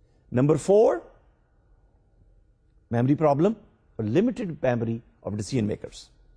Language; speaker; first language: English; non-native, local second language; Urdu